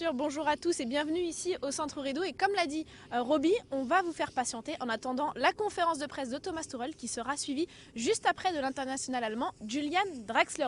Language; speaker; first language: French; native; French